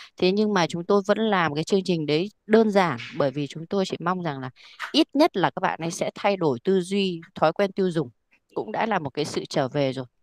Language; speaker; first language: Vietnamese; native; Vietnamese